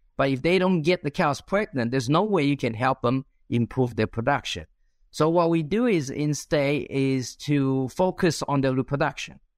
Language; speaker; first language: English; non-native, fluent; Chinese